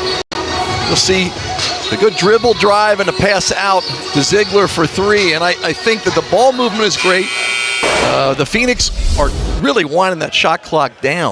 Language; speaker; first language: English; native; English